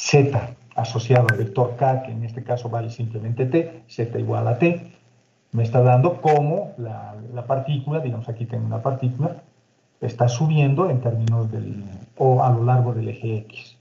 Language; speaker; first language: Spanish; native; Spanish